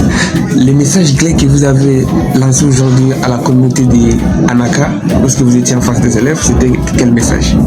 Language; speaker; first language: French; non-native, local second language; Luba-Lulua